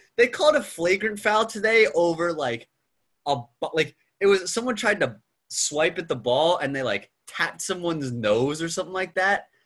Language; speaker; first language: English; native; English